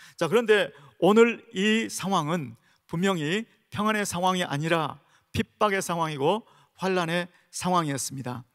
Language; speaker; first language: Korean; native; Korean